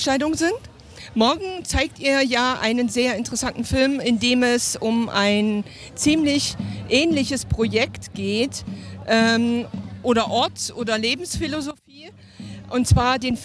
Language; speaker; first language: German; native; German